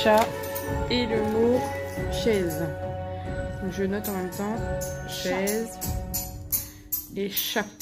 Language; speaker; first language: French; native; French